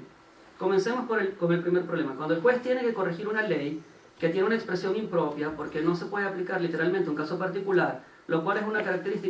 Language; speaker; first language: Spanish; native; Spanish